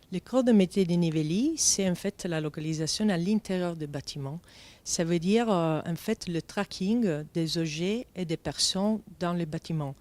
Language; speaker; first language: French; non-native, fluent; Italian